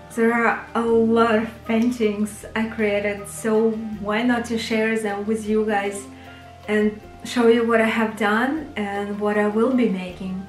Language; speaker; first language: English; non-native, fluent; Russian